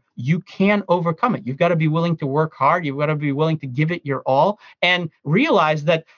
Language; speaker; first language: English; early bilingual, other home language; Russian